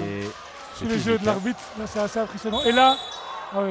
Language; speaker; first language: French; native; French